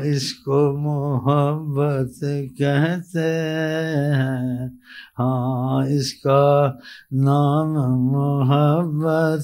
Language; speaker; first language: Urdu; native; Urdu